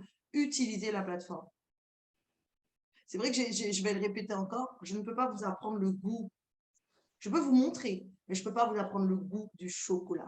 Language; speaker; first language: French; native; French